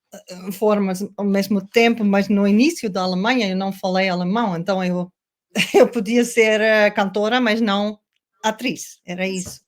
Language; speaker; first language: Portuguese; non-native, learner; Dutch